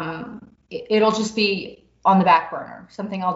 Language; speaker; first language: English; native; English